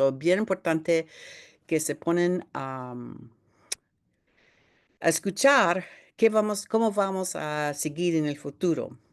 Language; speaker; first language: Spanish; early bilingual, heritage; Spanish